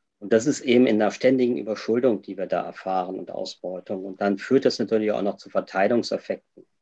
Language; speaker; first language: German; native; German